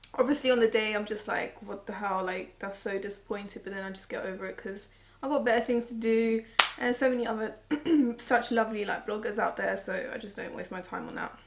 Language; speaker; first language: English; early bilingual, other home language; Morisyen